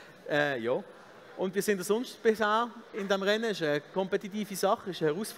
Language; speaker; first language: German; native; German